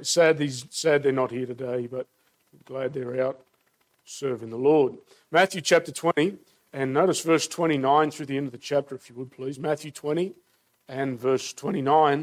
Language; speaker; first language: English; native; English